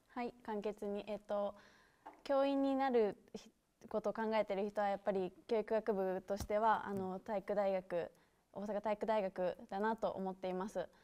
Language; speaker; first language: Japanese; native; Japanese